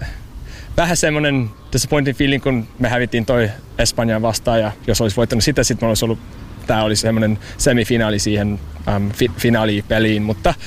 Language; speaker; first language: Finnish; non-native, learner; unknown